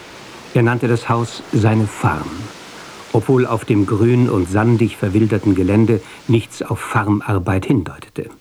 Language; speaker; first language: German; native; German